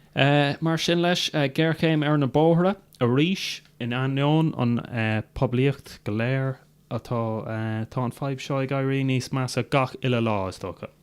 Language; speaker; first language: Irish; non-native, local second language; English